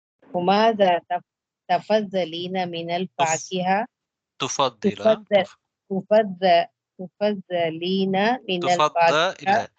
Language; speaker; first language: Arabic; non-native, learner; Tamil